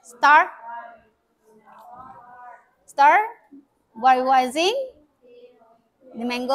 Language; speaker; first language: English; non-native, learner; Indonesian